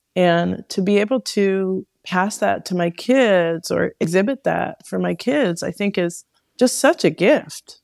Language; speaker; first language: English; native; English